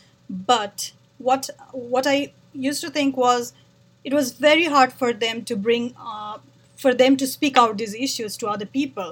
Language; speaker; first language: English; non-native, local second language; Nepali